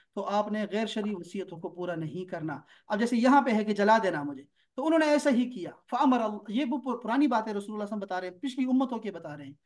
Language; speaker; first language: Urdu; native; Urdu